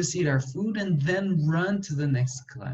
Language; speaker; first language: English; non-native, fluent; Portuguese